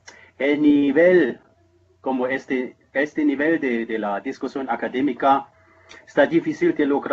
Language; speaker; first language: Spanish; non-native, fluent; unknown